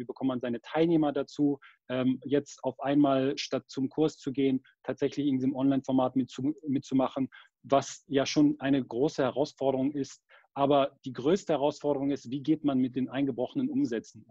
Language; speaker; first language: German; native; German